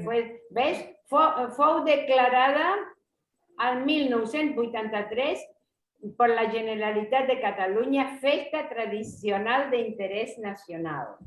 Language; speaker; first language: Catalan; non-native, fluent; Spanish